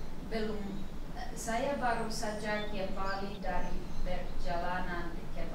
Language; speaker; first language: Indonesian; non-native, learner; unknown